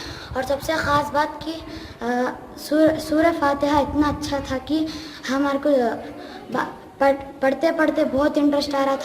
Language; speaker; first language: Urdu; early bilingual, heritage; Urdu